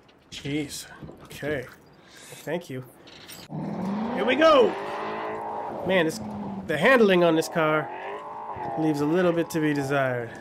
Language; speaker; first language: English; native; English